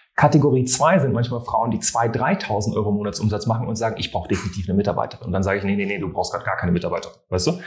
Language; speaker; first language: German; non-native, fluent; French